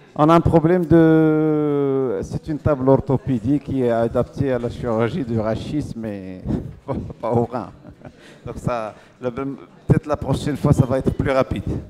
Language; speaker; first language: French; non-native, local second language; Arabic